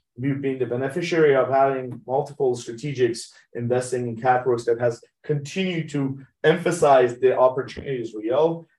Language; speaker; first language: English; early bilingual, other home language; Persian